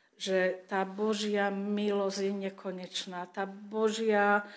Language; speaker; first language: Slovak; non-native, local second language; German